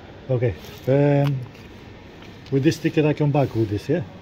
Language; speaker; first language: English; non-native, learner; Romanian